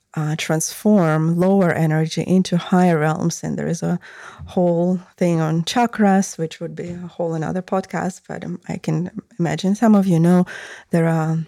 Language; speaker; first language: English; non-native, fluent; Russian